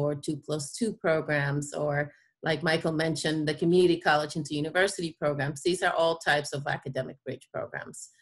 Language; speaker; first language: English; non-native, fluent; Spanish